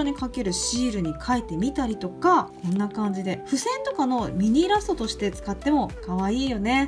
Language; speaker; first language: Japanese; native; Japanese